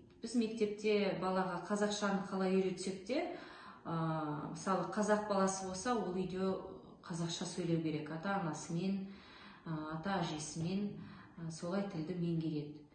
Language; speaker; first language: Kazakh; non-native, local second language; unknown